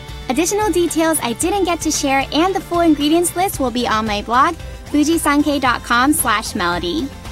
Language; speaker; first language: English; early bilingual, other home language; Japanese